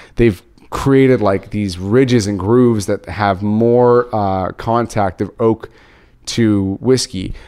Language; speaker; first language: English; native; English